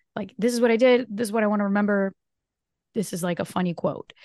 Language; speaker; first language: English; non-native, fluent; Portuguese